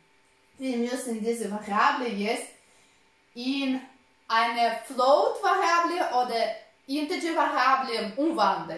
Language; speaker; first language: German; non-native, fluent; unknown